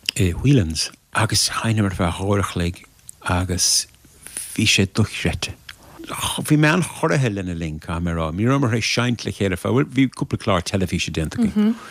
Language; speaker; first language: Irish; native; Irish